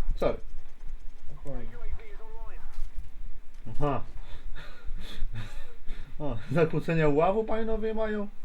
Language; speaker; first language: Polish; native; Polish